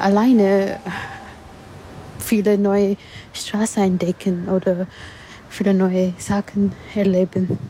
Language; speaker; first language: German; non-native, learner; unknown